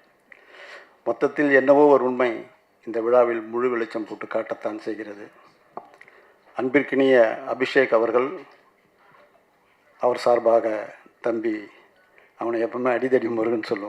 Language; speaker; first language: Tamil; native; Tamil